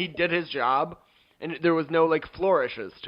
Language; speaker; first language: English; native; English